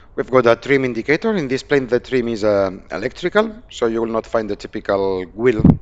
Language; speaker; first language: English; non-native, fluent; Spanish